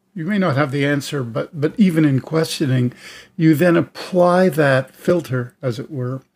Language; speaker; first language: English; native; English